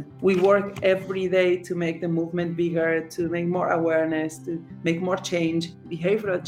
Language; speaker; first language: English; non-native, fluent; Spanish